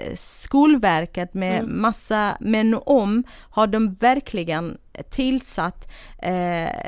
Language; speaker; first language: Swedish; non-native, fluent; Kurdish